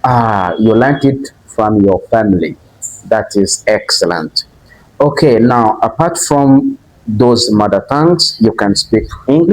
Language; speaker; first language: English; non-native, fluent; French